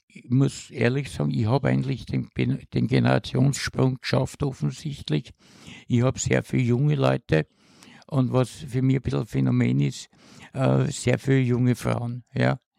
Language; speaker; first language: German; native; German